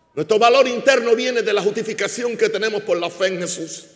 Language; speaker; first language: Spanish; early bilingual, heritage; Spanish